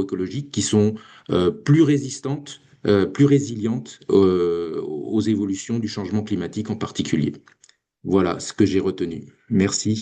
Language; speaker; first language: French; native; French